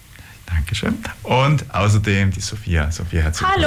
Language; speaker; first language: German; native; German